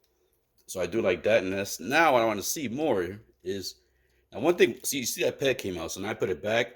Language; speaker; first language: English; native; English